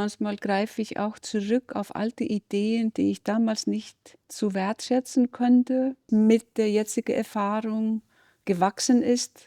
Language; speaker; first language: German; non-native, fluent; Icelandic